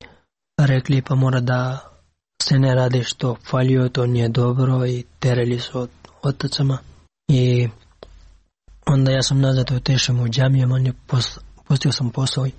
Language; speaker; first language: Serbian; non-native, learner; Pashto